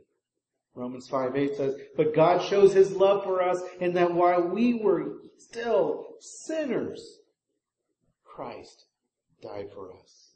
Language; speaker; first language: English; native; English